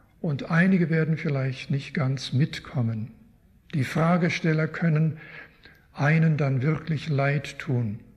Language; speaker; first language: German; early bilingual, heritage; German